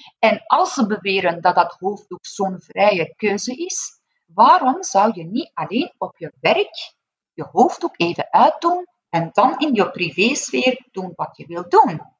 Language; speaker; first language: Dutch; non-native, fluent; Persian